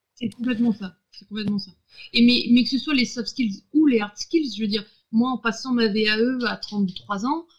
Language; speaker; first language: French; native; French